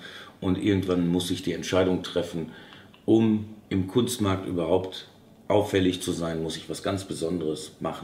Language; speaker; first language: German; native; German